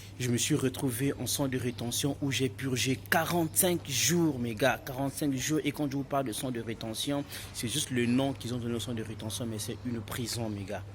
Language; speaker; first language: French; non-native, local second language; Lingala